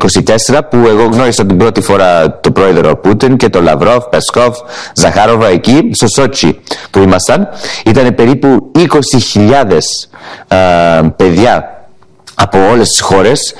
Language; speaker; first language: Greek; early bilingual, heritage; English